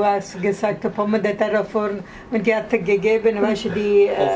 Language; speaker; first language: German; non-native, learner; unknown